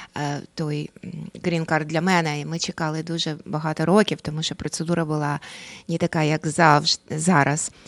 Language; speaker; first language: Ukrainian; non-native, local second language; Russian